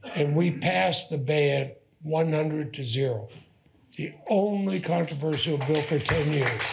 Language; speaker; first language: English; native; English